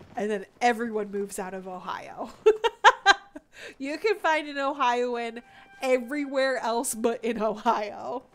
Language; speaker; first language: English; native; English